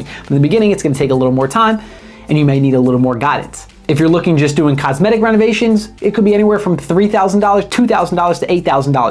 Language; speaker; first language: English; native; English